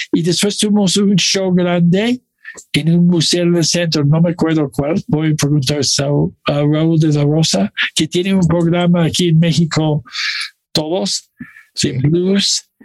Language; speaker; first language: Spanish; non-native, fluent; English